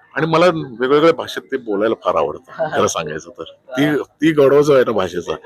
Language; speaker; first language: Marathi; native; Marathi